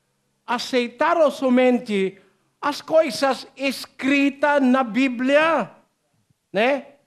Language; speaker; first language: Portuguese; non-native, learner; Filipino